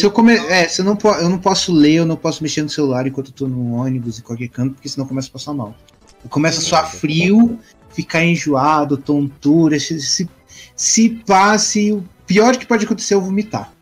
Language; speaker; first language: Portuguese; native; Portuguese